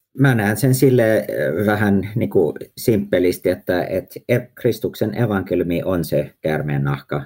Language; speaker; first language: Finnish; early bilingual, heritage; Finnish